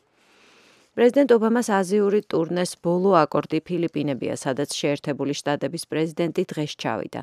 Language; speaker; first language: Georgian; native; Georgian